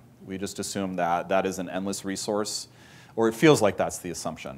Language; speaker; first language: English; native; English